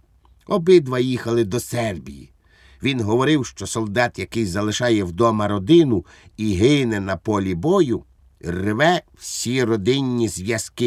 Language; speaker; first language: Ukrainian; native; Ukrainian